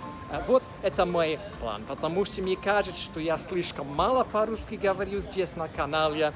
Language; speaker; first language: Russian; non-native, fluent; English